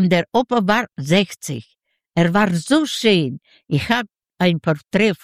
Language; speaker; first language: German; non-native, learner; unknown